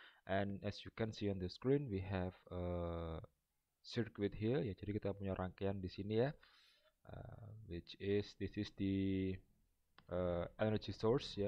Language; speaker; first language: English; non-native, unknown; Indonesian